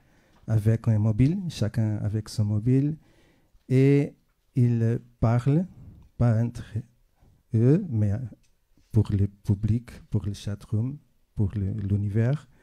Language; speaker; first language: French; non-native, fluent; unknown